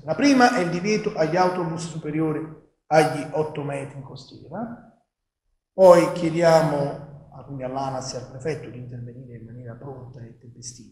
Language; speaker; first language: Italian; native; Italian